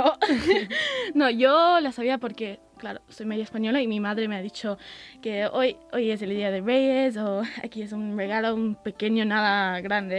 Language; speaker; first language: Spanish; early bilingual, heritage; English